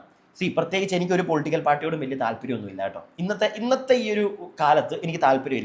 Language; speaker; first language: Malayalam; native; Malayalam